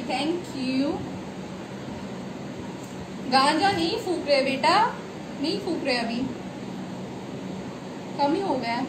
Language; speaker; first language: Hindi; non-native, local second language; Bangla